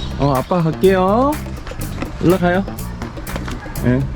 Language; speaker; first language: Korean; native; Korean